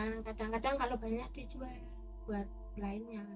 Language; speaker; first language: Indonesian; non-native, local second language; Javanese